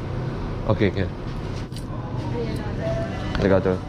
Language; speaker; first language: English; non-native, local second language; Chinese